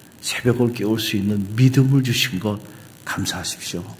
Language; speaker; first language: Korean; native; Korean